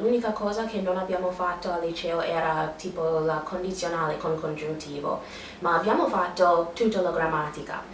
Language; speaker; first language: Italian; non-native, learner; English